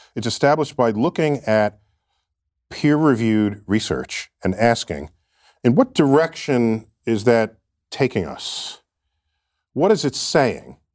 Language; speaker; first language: English; native; English